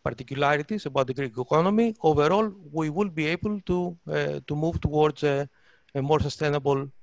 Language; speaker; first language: English; non-native, fluent; Greek